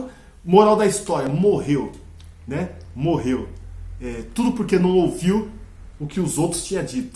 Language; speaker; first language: Portuguese; native; Portuguese